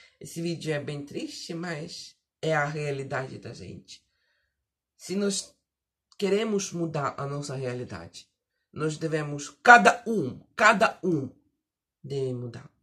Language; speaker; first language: Portuguese; early bilingual, heritage; Portuguese